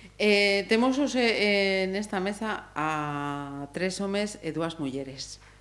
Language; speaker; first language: Galician; non-native, local second language; Spanish